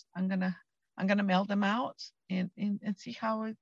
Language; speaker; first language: English; non-native, fluent; Spanish